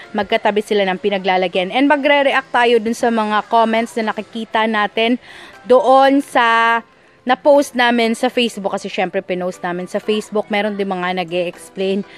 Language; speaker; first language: Filipino; non-native, local second language; Cebuano